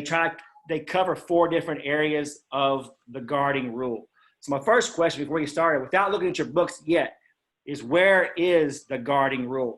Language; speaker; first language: English; native; English